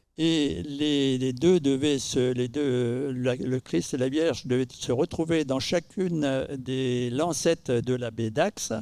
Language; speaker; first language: French; native; French